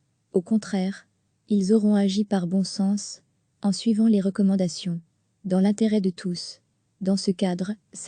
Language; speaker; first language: French; native; French